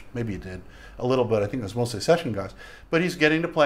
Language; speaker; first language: English; native; English